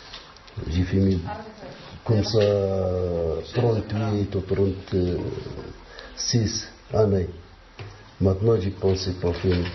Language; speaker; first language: French; non-native, learner; Arabic